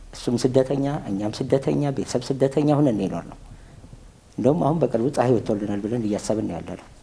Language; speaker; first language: Amharic; native; Amharic